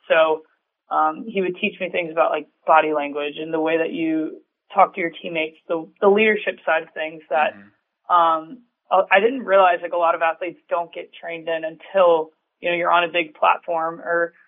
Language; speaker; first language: English; native; English